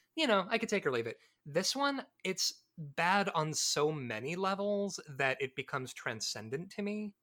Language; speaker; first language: English; native; English